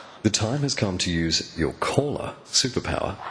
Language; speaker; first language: English; native; English